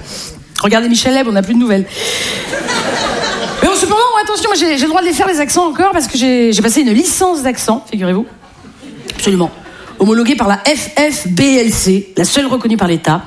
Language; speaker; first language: French; native; French